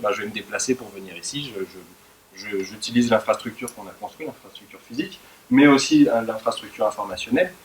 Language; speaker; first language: French; native; French